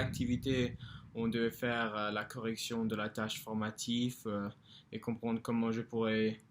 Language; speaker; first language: French; non-native, fluent; English